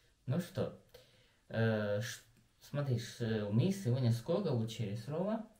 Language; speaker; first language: Russian; non-native, learner; Chinese